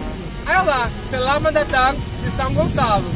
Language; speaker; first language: Indonesian; non-native, fluent; Portuguese